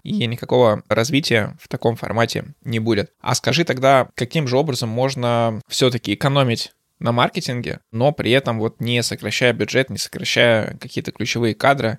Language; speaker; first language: Russian; native; Russian